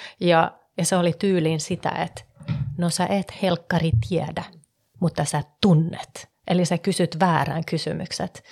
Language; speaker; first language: Finnish; early bilingual, heritage; Finnish